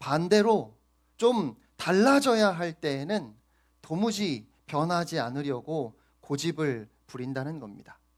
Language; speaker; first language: Korean; native; Korean